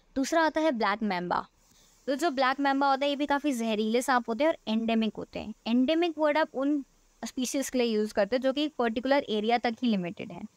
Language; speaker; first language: Hindi; native; Hindi